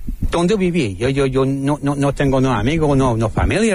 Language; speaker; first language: Spanish; non-native, learner; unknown